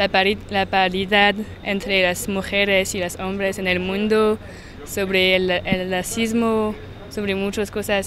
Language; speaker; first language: Spanish; non-native, learner; French